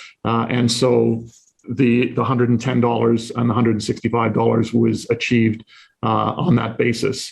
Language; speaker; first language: English; native; English